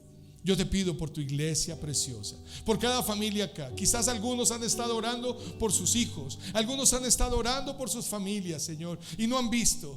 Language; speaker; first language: Spanish; native; Spanish